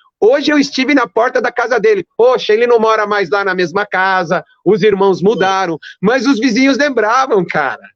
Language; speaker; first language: Portuguese; early bilingual, other home language; Arabic